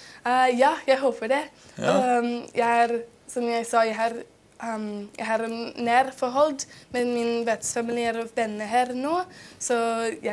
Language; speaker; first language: Norwegian; non-native, fluent; English